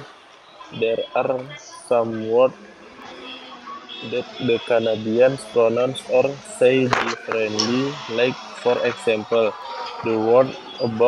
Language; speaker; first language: English; non-native, learner; Indonesian